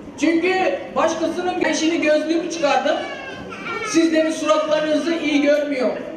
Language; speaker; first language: Turkish; early bilingual, heritage; Turkish